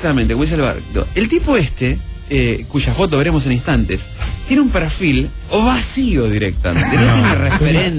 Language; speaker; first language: Spanish; native; Spanish